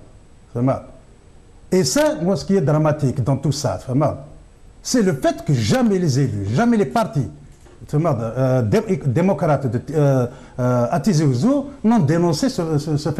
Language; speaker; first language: French; non-native, local second language; Kabyle